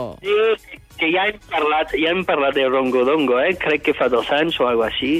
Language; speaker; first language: Catalan; non-native, fluent; French